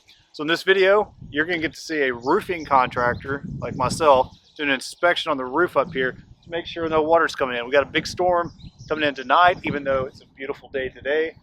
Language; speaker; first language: English; native; English